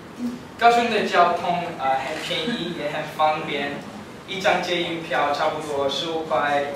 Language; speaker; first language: Chinese; non-native, learner; English